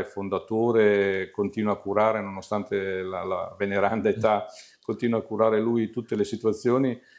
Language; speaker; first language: Italian; native; Italian